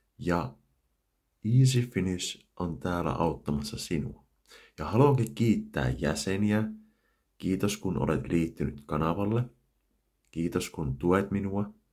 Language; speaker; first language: Finnish; native; Finnish